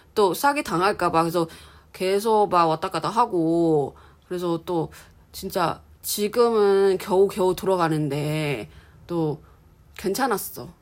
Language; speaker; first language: Korean; non-native, fluent; Chinese